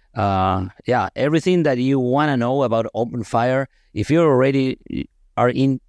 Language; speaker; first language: English; non-native, fluent; Spanish